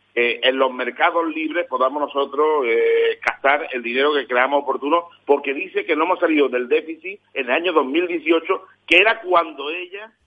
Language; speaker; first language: Spanish; native; Spanish